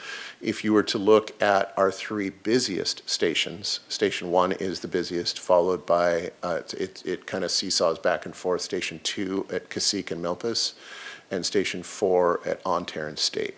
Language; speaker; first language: English; native; English